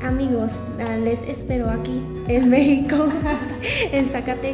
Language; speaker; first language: Spanish; non-native, learner; Vietnamese